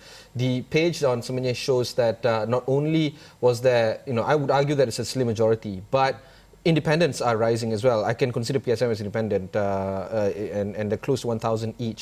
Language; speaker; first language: English; non-native, local second language; Malay